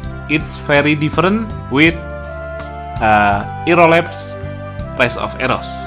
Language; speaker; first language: English; non-native, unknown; Indonesian